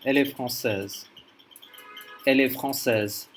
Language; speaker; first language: French; non-native, learner; English